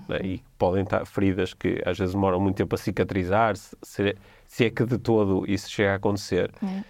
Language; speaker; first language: Portuguese; native; Portuguese